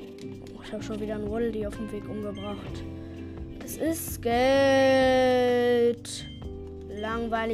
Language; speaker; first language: German; native; German